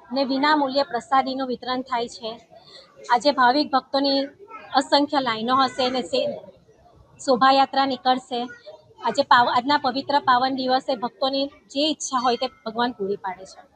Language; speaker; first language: Gujarati; native; Gujarati